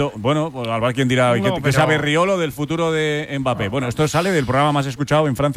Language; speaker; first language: Spanish; native; Spanish